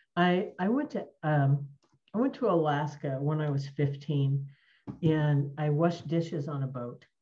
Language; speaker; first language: English; native; English